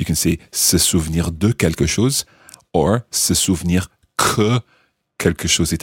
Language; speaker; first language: French; non-native, fluent; English